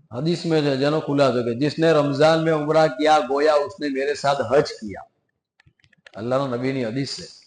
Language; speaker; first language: Hindi; non-native, local second language; Gujarati